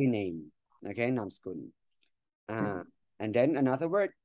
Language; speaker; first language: English; non-native, fluent; Thai